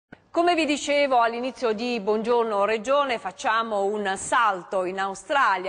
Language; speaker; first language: Italian; native; Italian